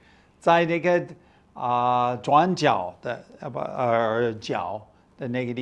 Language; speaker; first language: Chinese; non-native, fluent; English